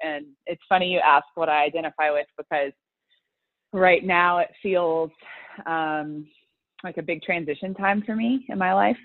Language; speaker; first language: English; native; English